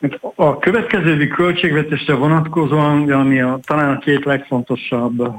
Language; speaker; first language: Hungarian; native; Hungarian